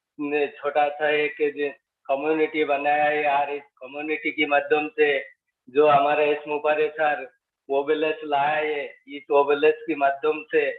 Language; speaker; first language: Hindi; non-native, local second language; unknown